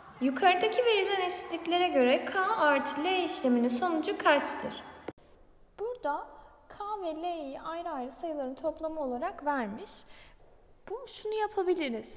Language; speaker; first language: Turkish; native; Turkish